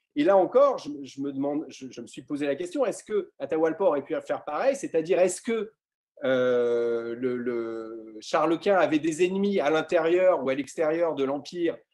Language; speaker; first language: French; native; French